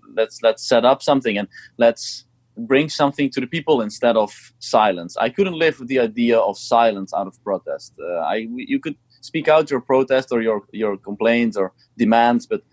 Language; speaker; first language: English; non-native, fluent; Dutch